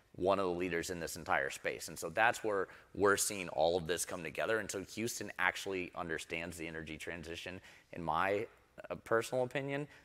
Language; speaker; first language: English; native; English